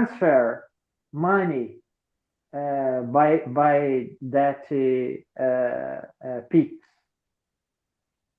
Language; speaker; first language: English; non-native, learner; Portuguese